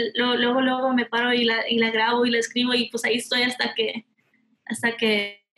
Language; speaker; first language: Spanish; early bilingual, heritage; Spanish